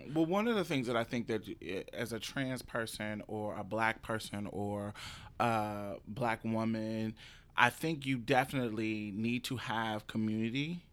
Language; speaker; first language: English; native; English